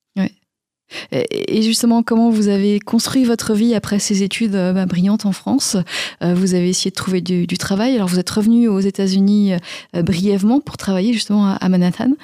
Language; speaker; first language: French; native; French